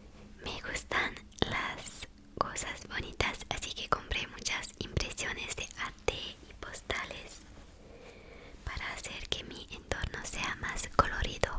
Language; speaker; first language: Spanish; non-native, fluent; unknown